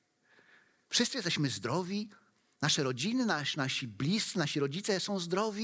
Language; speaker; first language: Polish; native; Polish